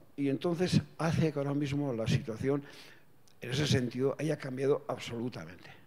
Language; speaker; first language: Spanish; non-native, local second language; Basque